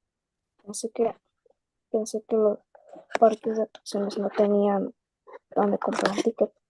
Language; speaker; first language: Spanish; native; Spanish